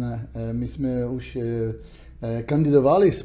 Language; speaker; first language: Czech; non-native, learner; Hebrew